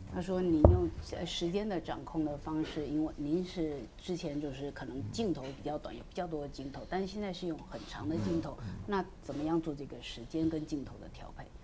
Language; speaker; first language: Chinese; native; Chinese